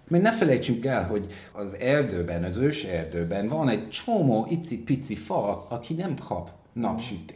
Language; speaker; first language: Hungarian; non-native, fluent; English